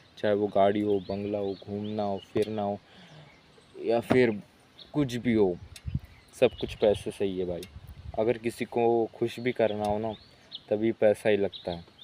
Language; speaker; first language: Hindi; non-native, local second language; Marathi